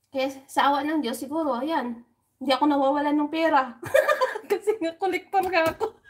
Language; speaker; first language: Filipino; non-native, local second language; Hiligaynon